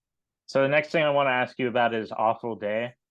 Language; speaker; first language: English; native; English